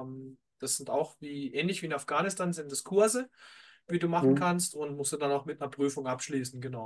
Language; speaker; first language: German; native; German